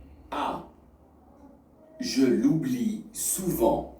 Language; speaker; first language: French; non-native, learner; Russian